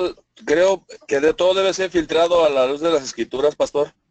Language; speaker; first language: Spanish; native; Spanish